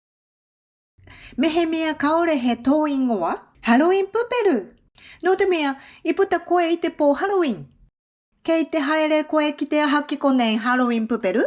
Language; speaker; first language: Māori; non-native, fluent; Japanese